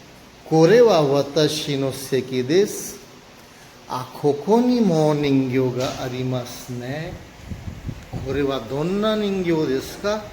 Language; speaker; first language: Japanese; non-native, fluent; Urdu